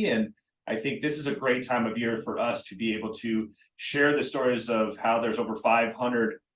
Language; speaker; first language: English; native; English